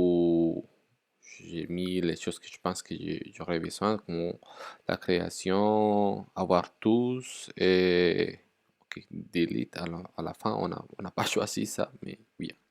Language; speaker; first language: French; non-native, fluent; Spanish